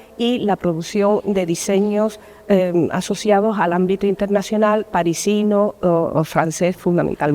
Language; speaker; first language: Spanish; native; Spanish